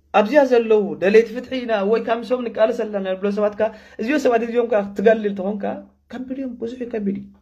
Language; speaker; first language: Tigrinya; non-native, local second language; Afar